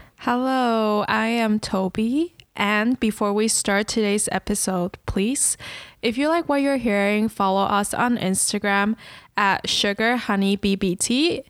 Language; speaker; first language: English; early bilingual, other home language; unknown